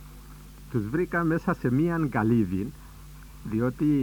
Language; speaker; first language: Greek; native; Greek